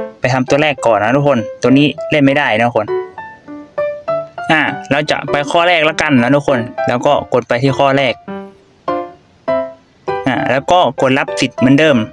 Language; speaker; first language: Thai; non-native, local second language; Northeastern Thai